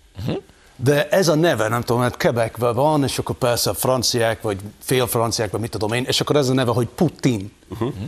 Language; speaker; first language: Hungarian; non-native, fluent; English